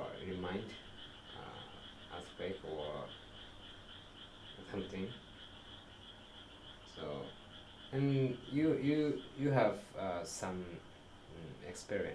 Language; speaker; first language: English; non-native, learner; Japanese